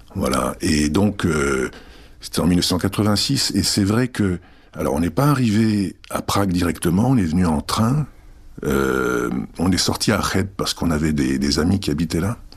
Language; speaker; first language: French; early bilingual, other home language; Czech